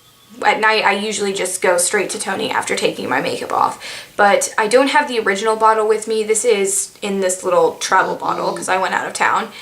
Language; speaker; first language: English; native; English